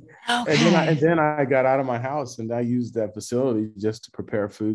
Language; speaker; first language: English; native; English